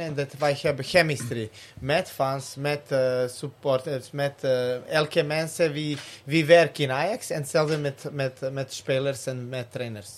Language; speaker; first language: Dutch; non-native, learner; Serbian